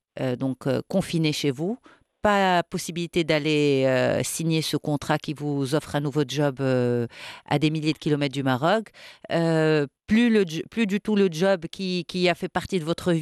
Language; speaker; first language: French; non-native, local second language; Arabic